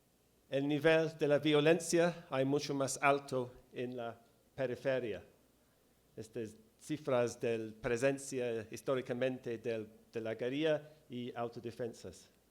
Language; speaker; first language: Spanish; non-native, fluent; English